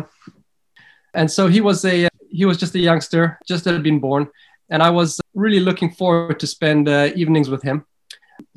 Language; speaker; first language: English; native; English